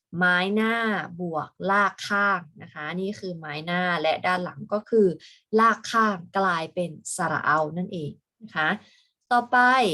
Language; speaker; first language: Thai; native; Thai